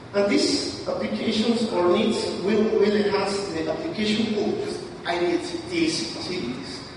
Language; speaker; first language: English; non-native, fluent; Spanish